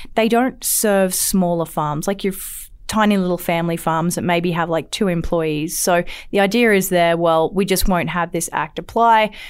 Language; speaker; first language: English; native; English